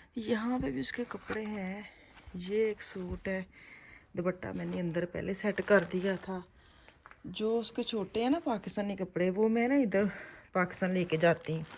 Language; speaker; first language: Urdu; non-native, local second language; Punjabi